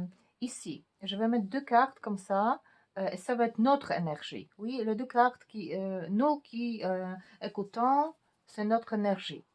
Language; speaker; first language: French; non-native, fluent; Polish